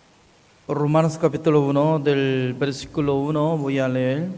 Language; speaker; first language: Spanish; non-native, fluent; Korean